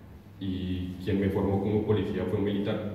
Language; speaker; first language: Spanish; native; Spanish